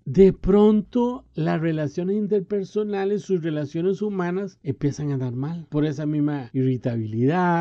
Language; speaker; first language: Spanish; native; Spanish